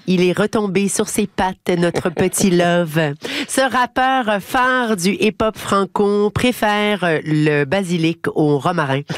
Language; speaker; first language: French; native; French